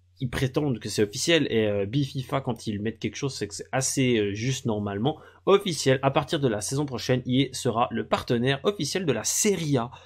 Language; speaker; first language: French; native; French